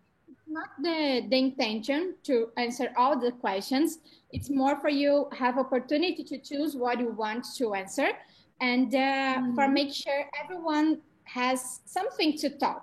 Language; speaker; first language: English; non-native, learner; Portuguese